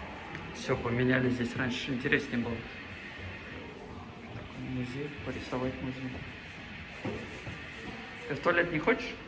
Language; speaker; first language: Russian; native; Russian